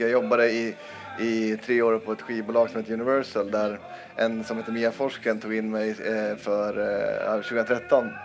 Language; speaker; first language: Swedish; native; Swedish